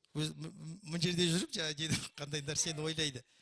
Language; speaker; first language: Kazakh; non-native, local second language; Russian